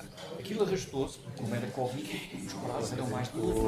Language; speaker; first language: Portuguese; native; Portuguese